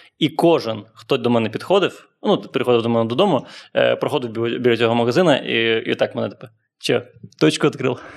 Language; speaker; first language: Ukrainian; non-native, local second language; Russian